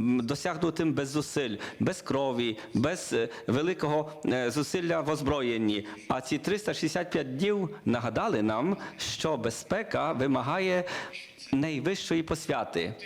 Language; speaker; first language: Ukrainian; non-native, learner; Polish